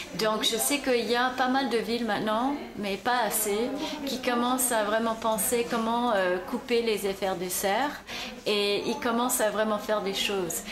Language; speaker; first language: French; non-native, fluent; English